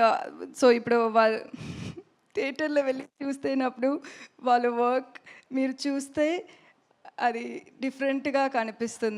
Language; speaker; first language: Telugu; non-native, learner; Tamil